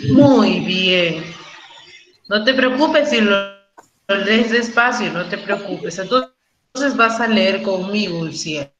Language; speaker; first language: Spanish; native; Spanish